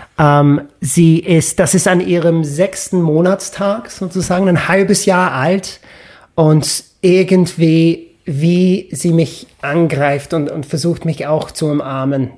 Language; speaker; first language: German; non-native, fluent; English